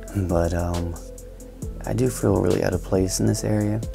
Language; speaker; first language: English; native; English